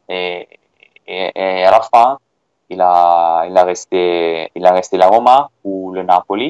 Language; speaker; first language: French; non-native, fluent; Italian